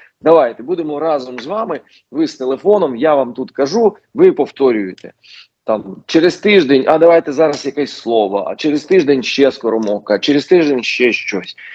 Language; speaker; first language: Ukrainian; non-native, local second language; Russian